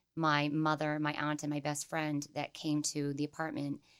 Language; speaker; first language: English; native; English